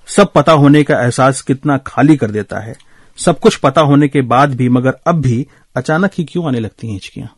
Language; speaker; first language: Hindi; native; Hindi